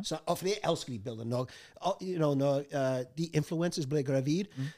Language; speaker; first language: Norwegian; non-native, fluent; English